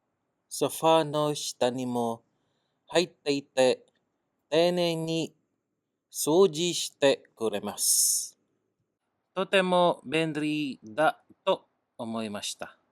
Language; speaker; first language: Japanese; non-native, learner; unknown